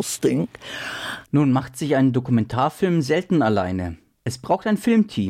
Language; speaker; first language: German; native; German